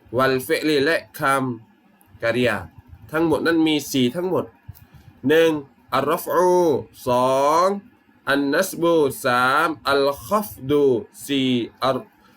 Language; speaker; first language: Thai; non-native, local second language; Malay